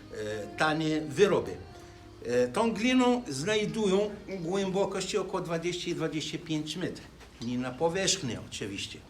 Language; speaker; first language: Polish; non-native, learner; Arabic